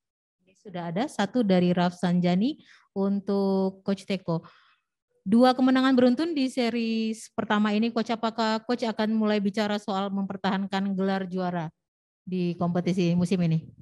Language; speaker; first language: Indonesian; native; Indonesian